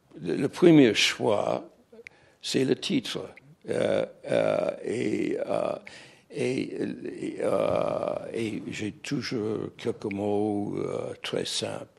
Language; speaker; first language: French; non-native, fluent; English